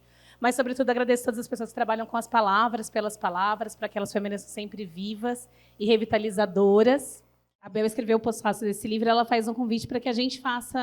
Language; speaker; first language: Portuguese; native; Portuguese